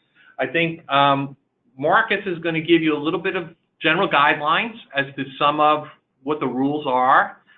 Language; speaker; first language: English; native; English